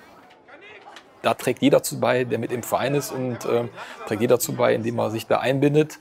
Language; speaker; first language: German; native; German